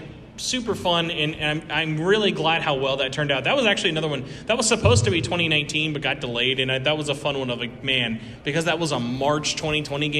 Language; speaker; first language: English; native; English